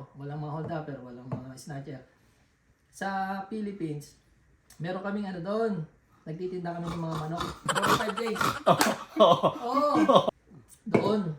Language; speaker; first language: Filipino; native; Filipino